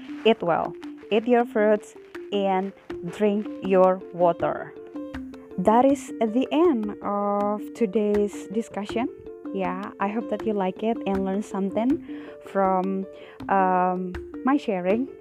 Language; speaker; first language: English; non-native, fluent; Indonesian